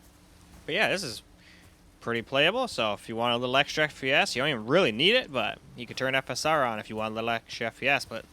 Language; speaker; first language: English; native; English